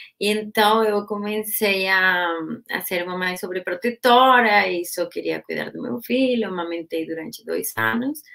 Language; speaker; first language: Portuguese; non-native, fluent; Spanish